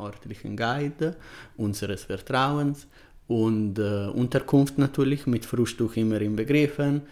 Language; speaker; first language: German; non-native, fluent; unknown